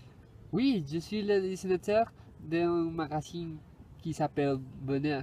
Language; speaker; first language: French; non-native, learner; Spanish